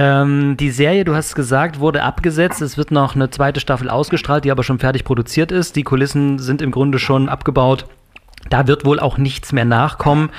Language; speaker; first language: German; native; German